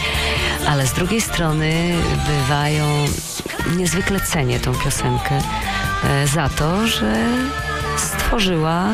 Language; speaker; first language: Polish; native; Polish